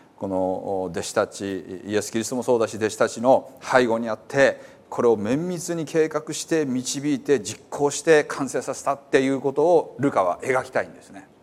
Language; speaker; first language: Japanese; native; Japanese